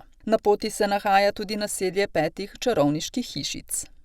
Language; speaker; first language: Slovenian; native; Slovenian